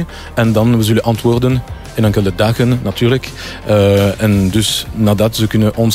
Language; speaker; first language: Dutch; non-native, local second language; French